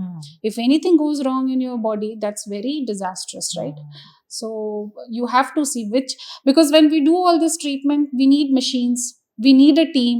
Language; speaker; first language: English; non-native, local second language; Hindi